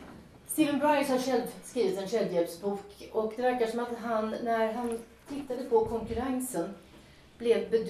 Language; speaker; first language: Swedish; native; Swedish